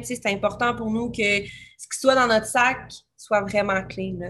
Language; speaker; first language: French; native; French